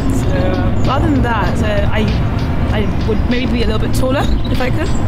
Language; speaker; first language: English; native; English